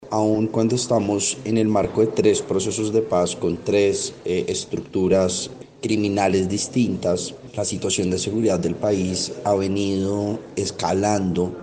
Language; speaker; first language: Spanish; native; Spanish